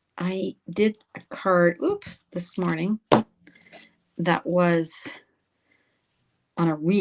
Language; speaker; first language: English; native; English